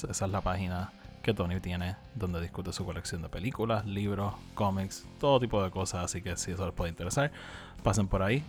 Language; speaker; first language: Spanish; native; Spanish